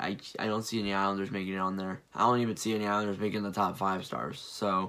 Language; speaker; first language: English; native; English